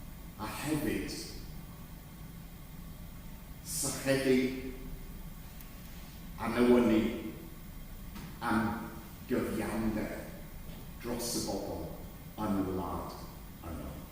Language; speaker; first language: Welsh; non-native, fluent; English